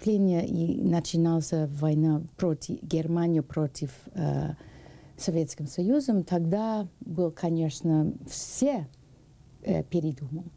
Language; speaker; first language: Russian; non-native, learner; English